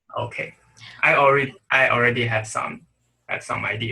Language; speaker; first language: English; non-native, learner; Chinese